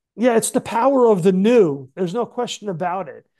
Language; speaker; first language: English; native; English